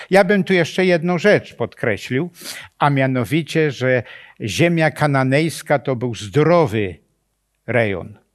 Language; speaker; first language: Polish; native; Polish